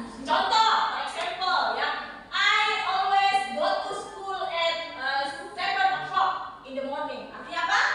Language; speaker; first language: English; non-native, learner; Indonesian